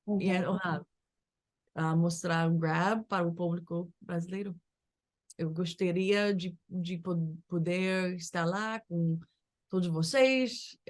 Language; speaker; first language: Portuguese; early bilingual, heritage; English